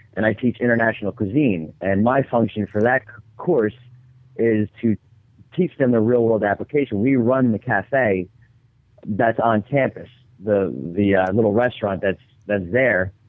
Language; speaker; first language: English; native; English